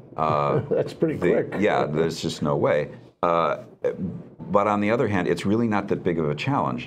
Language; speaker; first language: English; native; English